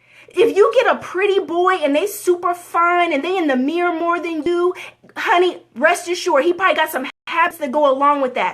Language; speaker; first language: English; native; English